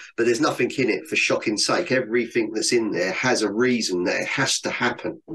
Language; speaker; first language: English; native; English